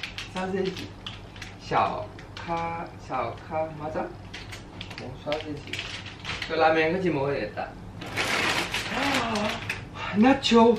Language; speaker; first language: Korean; non-native, fluent; Thai